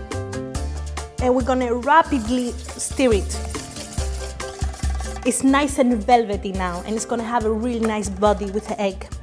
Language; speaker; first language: English; non-native, fluent; Greek